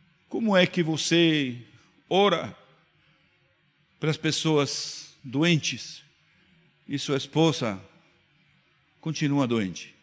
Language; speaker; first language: Portuguese; non-native, fluent; Spanish